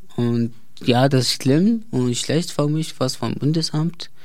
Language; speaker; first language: German; non-native, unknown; Arabic